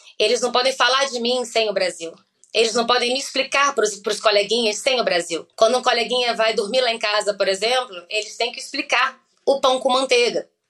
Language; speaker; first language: Portuguese; native; Portuguese